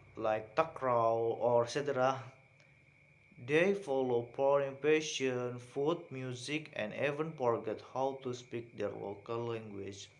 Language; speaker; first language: English; non-native, learner; Indonesian